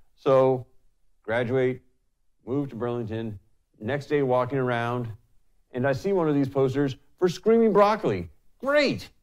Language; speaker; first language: English; native; English